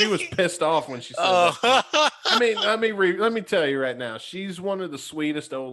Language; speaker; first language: English; native; English